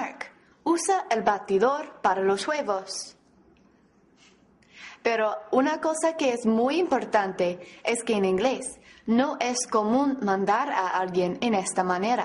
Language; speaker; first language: Spanish; non-native, fluent; English